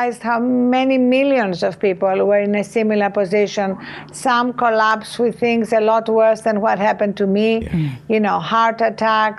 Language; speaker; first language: English; non-native, fluent; Greek